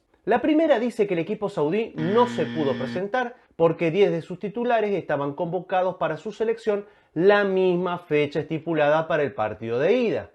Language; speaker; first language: Spanish; native; Spanish